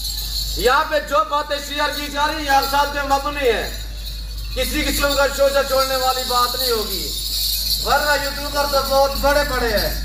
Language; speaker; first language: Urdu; non-native, local second language; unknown